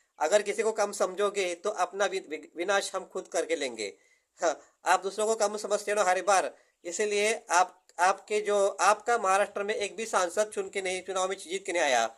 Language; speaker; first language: Hindi; non-native, local second language; Marathi